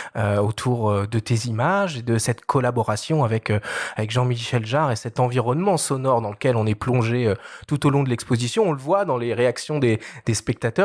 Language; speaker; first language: French; native; French